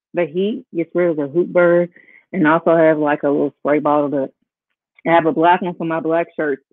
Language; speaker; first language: English; native; English